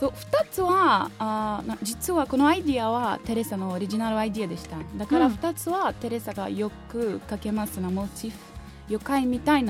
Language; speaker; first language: Japanese; non-native, learner; Portuguese